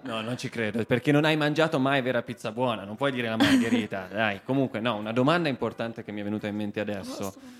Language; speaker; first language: Italian; native; Italian